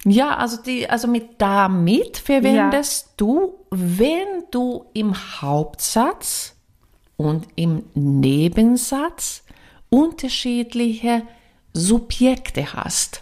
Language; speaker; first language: German; non-native, fluent; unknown